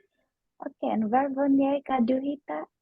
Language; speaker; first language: Dutch; non-native, fluent; Indonesian